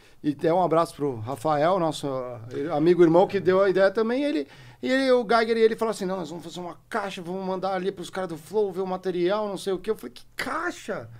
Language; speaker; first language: Portuguese; native; Portuguese